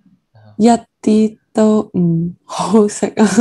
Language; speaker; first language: Cantonese; non-native, learner; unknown